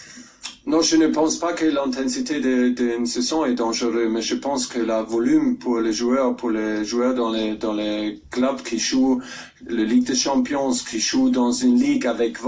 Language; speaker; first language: French; non-native, fluent; German